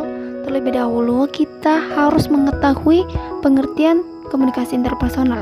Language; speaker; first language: Indonesian; native; Indonesian